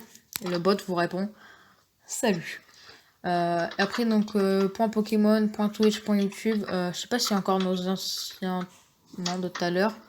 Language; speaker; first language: French; native; French